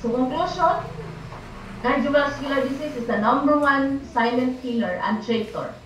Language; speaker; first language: English; non-native, local second language; Filipino